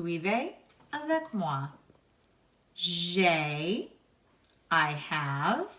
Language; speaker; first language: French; non-native, fluent; English